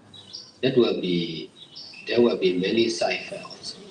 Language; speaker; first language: English; non-native, learner; Burmese